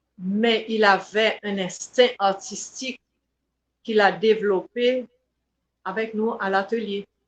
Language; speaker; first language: French; non-native, local second language; Haitian Creole